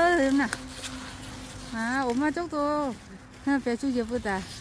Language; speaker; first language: Korean; non-native, learner; Vietnamese